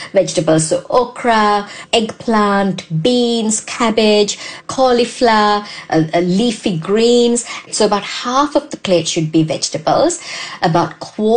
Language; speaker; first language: English; non-native, local second language; Sinhala